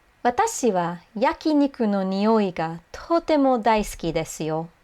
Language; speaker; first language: Japanese; non-native, fluent; English